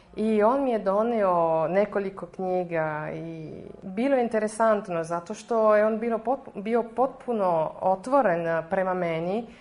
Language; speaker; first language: Serbian; non-native, fluent; Italian